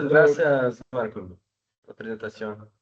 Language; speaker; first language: Spanish; non-native, learner; Portuguese